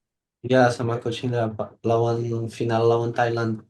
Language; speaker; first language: Indonesian; non-native, learner; Portuguese